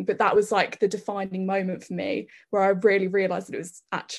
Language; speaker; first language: English; native; English